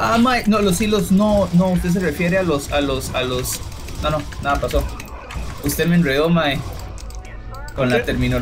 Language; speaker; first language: Spanish; native; Spanish